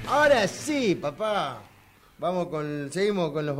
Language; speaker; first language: Spanish; native; Spanish